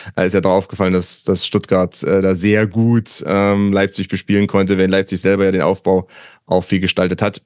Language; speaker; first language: German; native; German